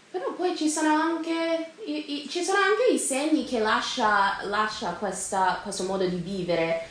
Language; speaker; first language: Italian; non-native, fluent; English